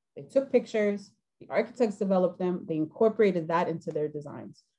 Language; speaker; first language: English; early bilingual, other home language; Spanish